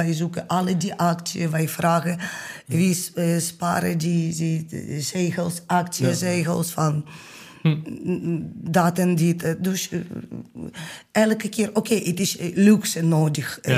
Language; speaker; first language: Dutch; non-native, learner; Ukrainian